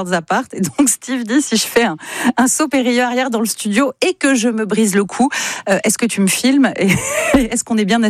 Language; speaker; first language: French; native; French